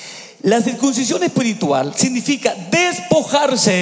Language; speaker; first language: Spanish; native; Spanish